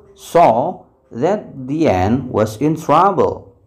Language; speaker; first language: English; non-native, fluent; Indonesian